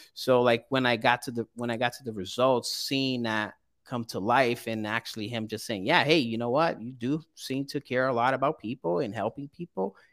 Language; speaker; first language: English; early bilingual, other home language; Portuguese